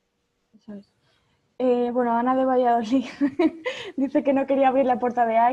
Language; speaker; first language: Spanish; native; Spanish